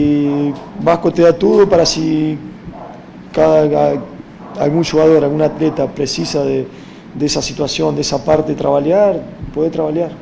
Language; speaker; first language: Portuguese; non-native, fluent; Spanish